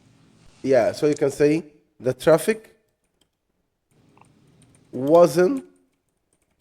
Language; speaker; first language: English; non-native, fluent; Arabic